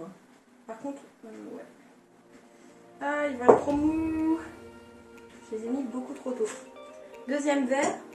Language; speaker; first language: French; native; French